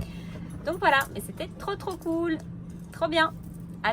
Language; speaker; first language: French; native; French